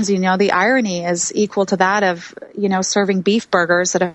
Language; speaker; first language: English; native; English